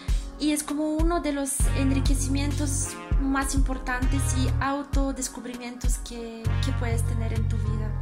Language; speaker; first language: Spanish; non-native, fluent; Bulgarian